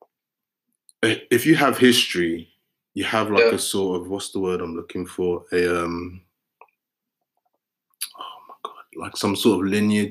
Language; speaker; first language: English; native; English